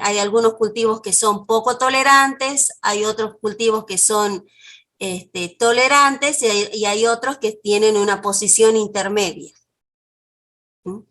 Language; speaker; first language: Spanish; native; Spanish